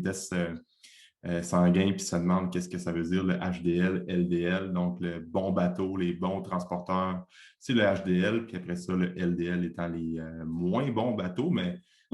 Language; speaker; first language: French; native; French